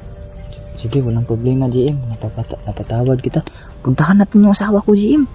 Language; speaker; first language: Filipino; non-native, local second language; Cebuano